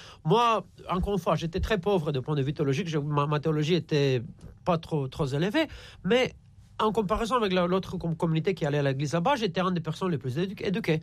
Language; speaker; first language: French; non-native, fluent; Romanian